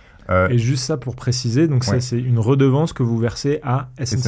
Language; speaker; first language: French; native; French